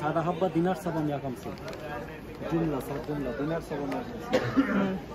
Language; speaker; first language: Arabic; non-native, learner; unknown